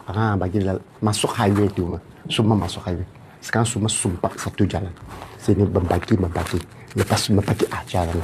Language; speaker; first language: Malay; non-native, local second language; Cantonese